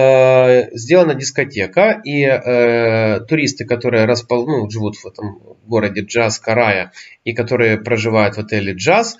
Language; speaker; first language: Russian; native; Russian